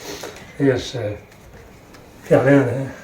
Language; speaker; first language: Chinese; non-native, fluent; Italian